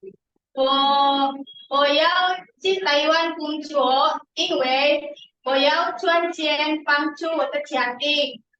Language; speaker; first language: Chinese; non-native, learner; Indonesian